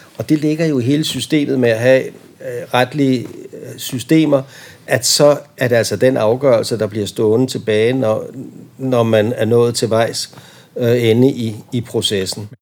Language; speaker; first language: Danish; native; Danish